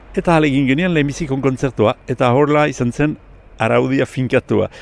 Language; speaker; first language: Basque; native; Basque